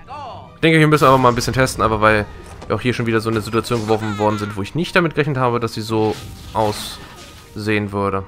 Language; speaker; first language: German; native; German